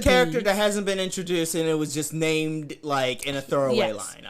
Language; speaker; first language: English; native; English